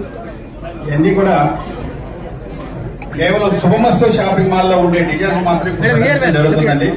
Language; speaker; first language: Telugu; native; Telugu